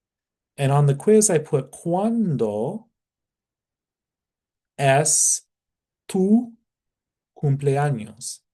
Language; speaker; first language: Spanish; non-native, fluent; English